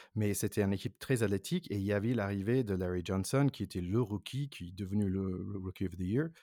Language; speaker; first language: French; non-native, fluent; English